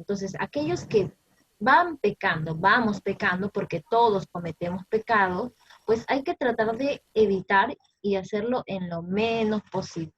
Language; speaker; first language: Spanish; native; Spanish